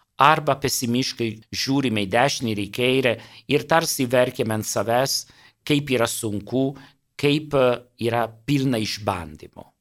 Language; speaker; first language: Lithuanian; non-native, fluent; Italian